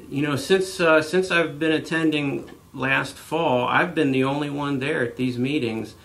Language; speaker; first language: English; native; English